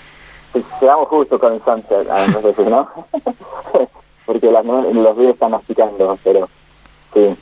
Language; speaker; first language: Spanish; non-native, fluent; English